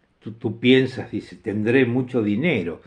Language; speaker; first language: Spanish; non-native, fluent; Italian